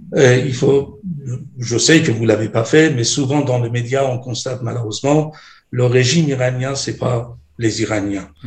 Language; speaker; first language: French; non-native, fluent; Persian